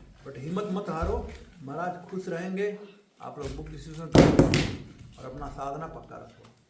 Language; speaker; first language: Hindi; native; Hindi